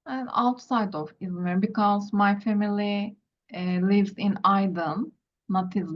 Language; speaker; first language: English; non-native, learner; Turkish